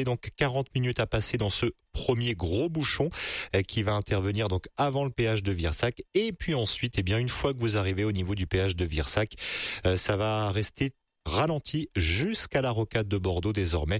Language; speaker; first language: French; native; French